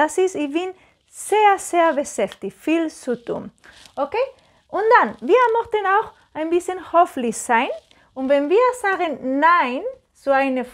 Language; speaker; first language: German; non-native, learner; Spanish